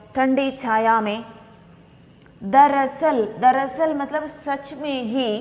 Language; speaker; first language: Hindi; non-native, local second language; Kannada